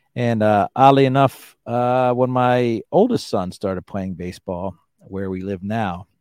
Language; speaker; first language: English; native; English